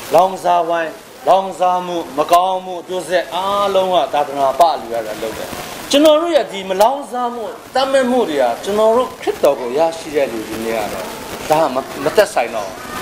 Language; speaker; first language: Burmese; non-native, local second language; Kachin